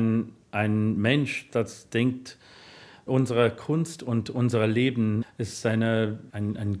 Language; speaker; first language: German; non-native, fluent; English